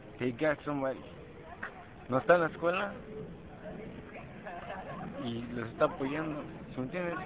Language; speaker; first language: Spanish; early bilingual, heritage; Spanish